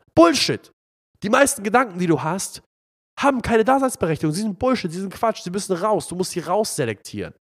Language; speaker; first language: German; non-native, fluent; Arabic